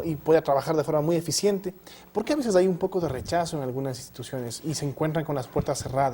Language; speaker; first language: Spanish; native; Spanish